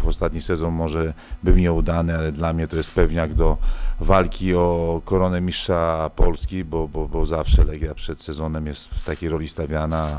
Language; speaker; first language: Polish; native; Polish